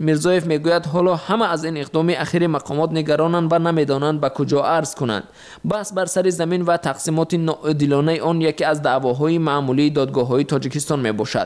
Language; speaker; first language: Persian; native; Persian